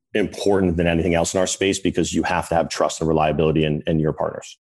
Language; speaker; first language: English; native; English